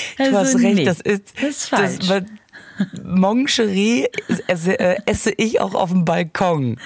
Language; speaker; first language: German; native; German